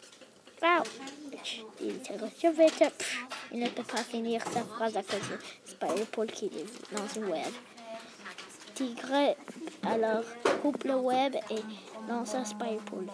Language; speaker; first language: French; non-native, learner; English